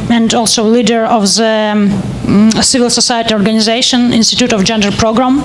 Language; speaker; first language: English; non-native, learner; Ukrainian